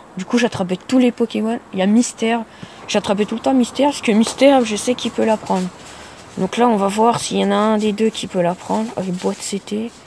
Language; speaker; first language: French; native; French